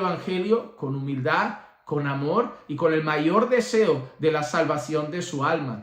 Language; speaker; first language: Spanish; native; Spanish